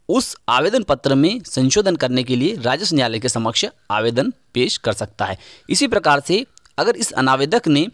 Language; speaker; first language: Hindi; native; Hindi